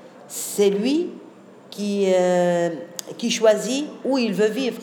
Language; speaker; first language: French; non-native, local second language; Arabic